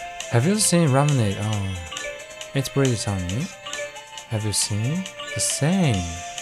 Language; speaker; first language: English; non-native, fluent; Japanese